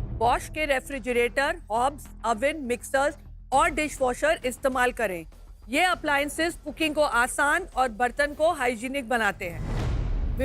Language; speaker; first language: Hindi; native; Hindi